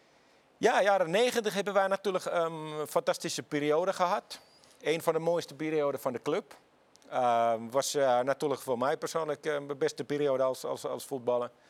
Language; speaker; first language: Dutch; non-native, fluent; Finnish